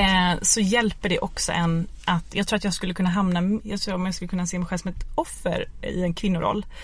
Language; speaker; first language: Swedish; native; Swedish